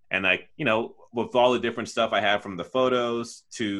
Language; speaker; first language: English; native; English